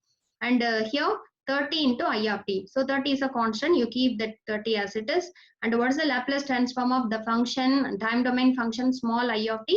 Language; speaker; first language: English; non-native, local second language; Tamil